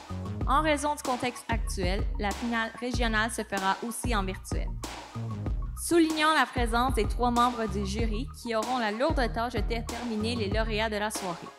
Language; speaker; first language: French; native; French